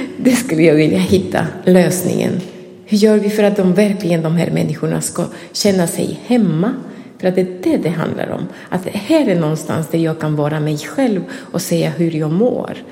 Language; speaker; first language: Swedish; non-native, fluent; Spanish